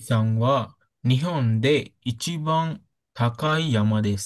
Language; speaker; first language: Japanese; non-native, learner; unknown